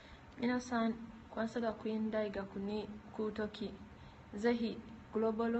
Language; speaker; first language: Japanese; non-native, learner; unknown